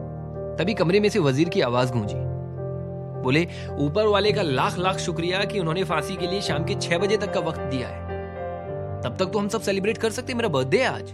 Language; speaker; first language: Hindi; native; Hindi